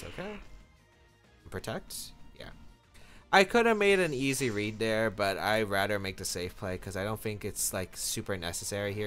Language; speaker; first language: English; native; English